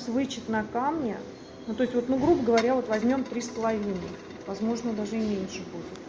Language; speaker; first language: Russian; native; Russian